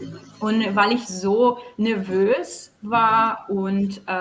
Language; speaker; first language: German; non-native, fluent; Portuguese